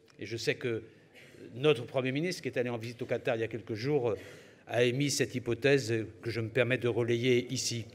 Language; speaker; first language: French; native; French